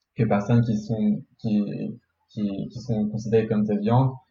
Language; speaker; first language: French; non-native, local second language; Arabic